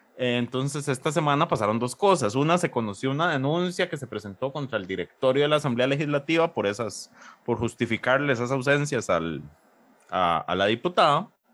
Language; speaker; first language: Spanish; native; Spanish